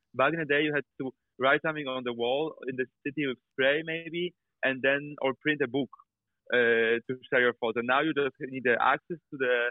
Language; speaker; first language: English; non-native, fluent; Polish